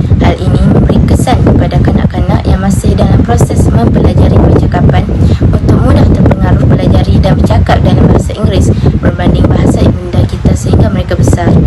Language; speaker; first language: Malay; native; Malay